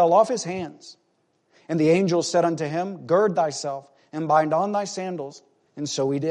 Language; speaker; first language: English; native; English